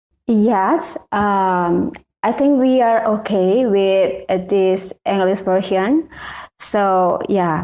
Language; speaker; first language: English; non-native, learner; Indonesian